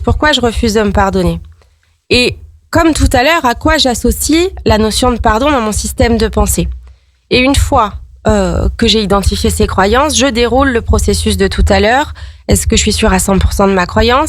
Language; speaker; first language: French; native; French